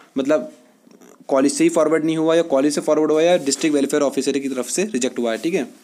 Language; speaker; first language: Hindi; native; Hindi